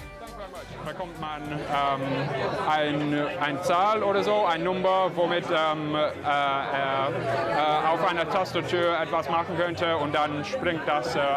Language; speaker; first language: German; non-native, learner; English